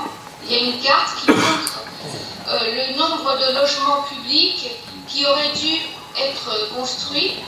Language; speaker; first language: French; native; French